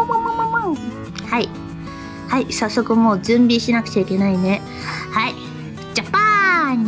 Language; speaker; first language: Japanese; non-native, fluent; Italian